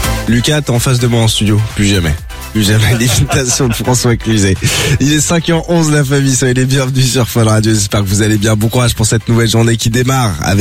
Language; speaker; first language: French; native; French